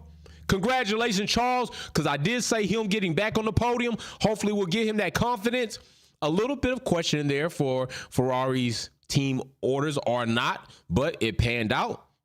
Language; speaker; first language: English; native; English